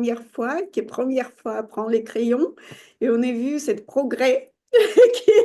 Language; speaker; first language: French; non-native, fluent; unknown